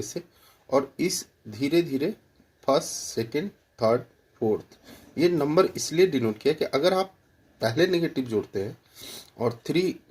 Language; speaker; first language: Hindi; native; Hindi